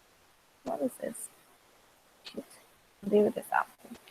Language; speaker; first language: English; native; English